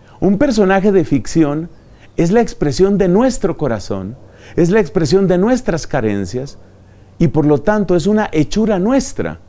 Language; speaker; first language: Spanish; native; Spanish